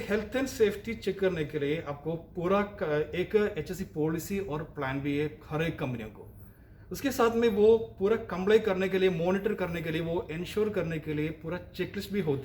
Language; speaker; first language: Hindi; non-native, local second language; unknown